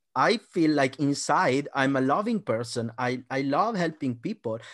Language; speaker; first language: English; non-native, fluent; Italian